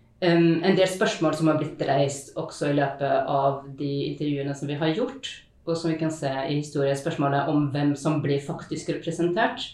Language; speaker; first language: Norwegian; non-native, fluent; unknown